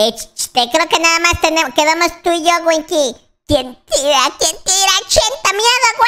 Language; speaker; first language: Spanish; native; Spanish